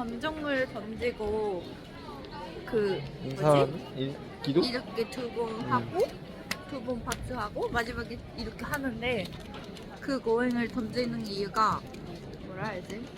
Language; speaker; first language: Korean; non-native, fluent; Japanese